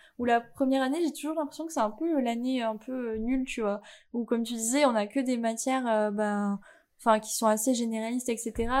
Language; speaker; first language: French; native; French